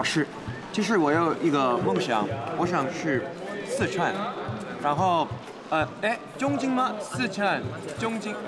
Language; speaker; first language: Chinese; non-native, learner; Japanese